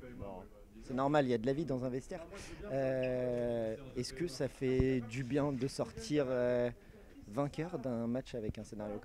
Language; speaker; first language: French; native; French